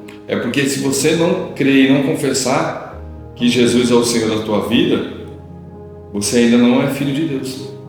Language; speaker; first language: Portuguese; native; Portuguese